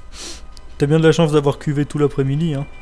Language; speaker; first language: French; native; French